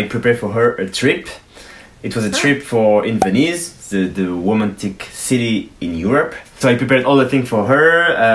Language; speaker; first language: English; non-native, learner; French